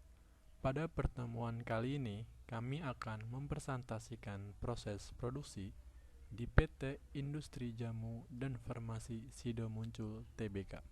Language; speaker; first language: Indonesian; native; Indonesian